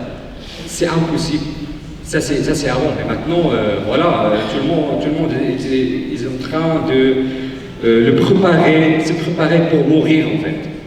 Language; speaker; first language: French; non-native, fluent; Arabic